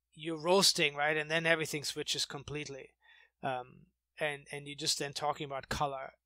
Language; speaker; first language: English; non-native, fluent; German